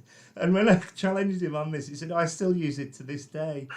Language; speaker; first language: English; native; English